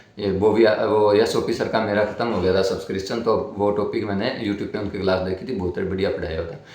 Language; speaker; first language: Hindi; native; Hindi